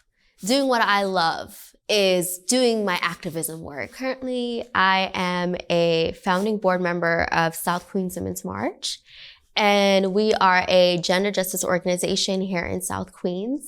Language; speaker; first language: English; early bilingual, other home language; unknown